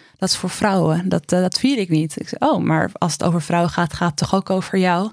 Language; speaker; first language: Dutch; native; Dutch